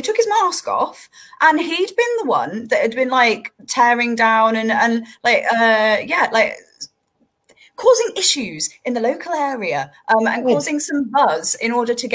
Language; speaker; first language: English; native; English